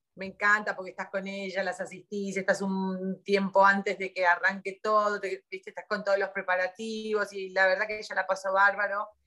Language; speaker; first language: Spanish; native; Spanish